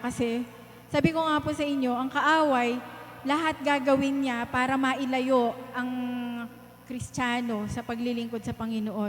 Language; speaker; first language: Filipino; native; Filipino